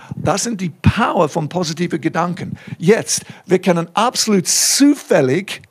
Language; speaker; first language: German; non-native, fluent; English